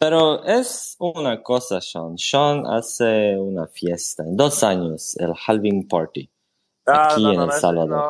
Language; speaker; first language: Spanish; non-native, fluent; Swedish